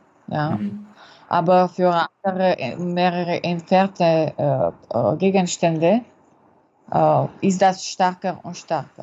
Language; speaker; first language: German; non-native, learner; French